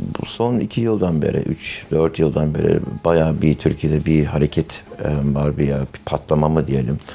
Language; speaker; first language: Turkish; early bilingual, heritage; Turkish